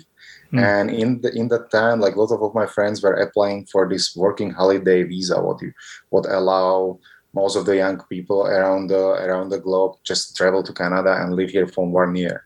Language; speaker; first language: English; non-native, fluent; Slovak